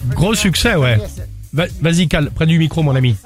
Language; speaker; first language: French; native; French